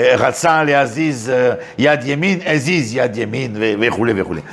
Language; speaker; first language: Hebrew; non-native, fluent; French